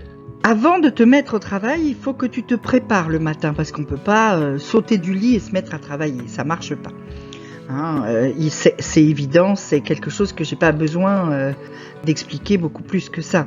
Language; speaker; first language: French; native; French